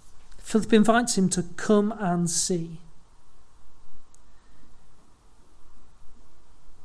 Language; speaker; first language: English; native; English